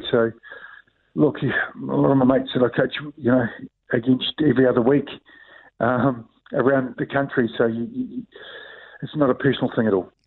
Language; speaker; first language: English; native; English